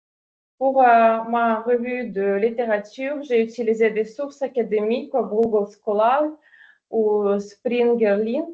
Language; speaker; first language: French; non-native, fluent; Portuguese